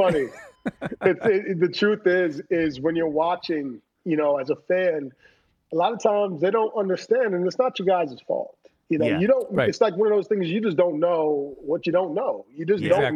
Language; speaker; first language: English; native; English